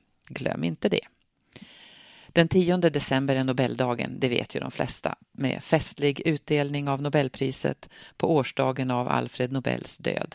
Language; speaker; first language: Swedish; native; Swedish